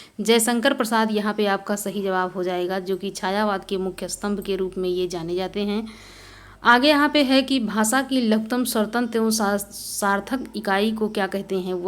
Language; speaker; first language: Hindi; native; Hindi